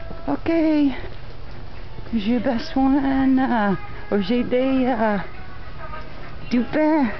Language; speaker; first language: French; non-native, learner; English